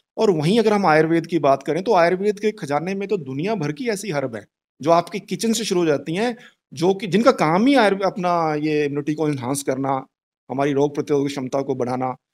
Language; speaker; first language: Hindi; native; Hindi